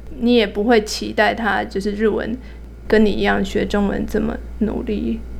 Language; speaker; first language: Chinese; native; Chinese